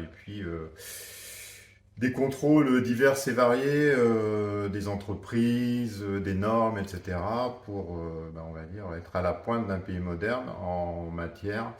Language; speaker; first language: French; native; French